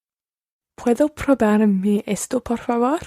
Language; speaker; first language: Spanish; non-native, learner; English